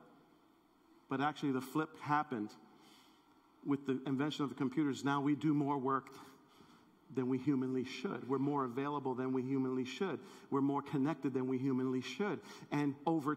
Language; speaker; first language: English; native; English